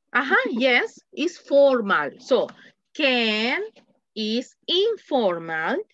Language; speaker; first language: English; non-native, fluent; Spanish